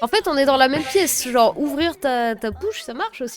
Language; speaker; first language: French; native; French